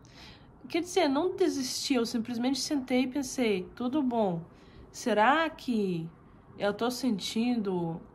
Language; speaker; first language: Portuguese; non-native, fluent; Russian